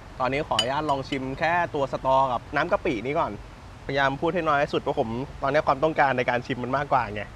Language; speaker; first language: Thai; native; Thai